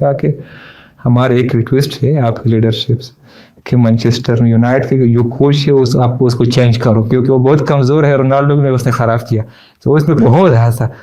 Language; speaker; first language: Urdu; non-native, learner; Pashto